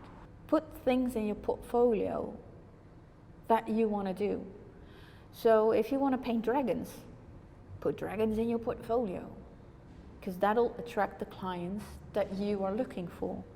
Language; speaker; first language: English; non-native, fluent; Dutch